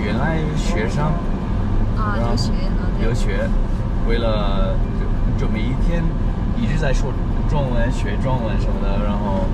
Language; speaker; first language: Chinese; non-native, learner; English